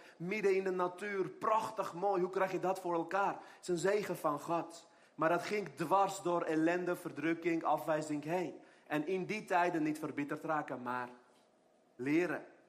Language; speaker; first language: Dutch; non-native, fluent; Armenian